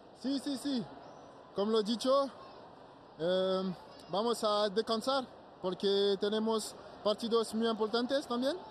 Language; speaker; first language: Spanish; non-native, learner; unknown